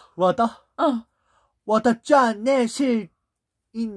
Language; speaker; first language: Chinese; non-native, learner; Korean